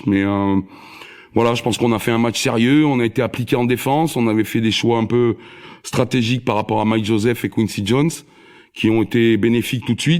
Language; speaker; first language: French; native; French